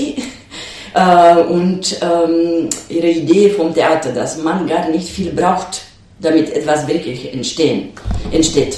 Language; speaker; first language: German; non-native, fluent; Romanian